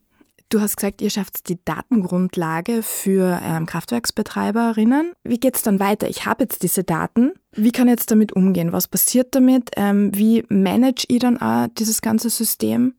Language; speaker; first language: German; native; German